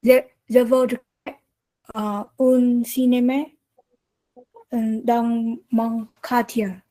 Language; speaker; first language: French; non-native, learner; Vietnamese